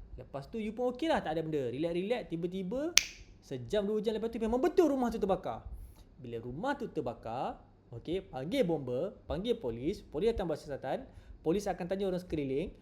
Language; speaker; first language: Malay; native; Malay